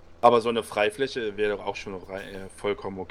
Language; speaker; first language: German; native; German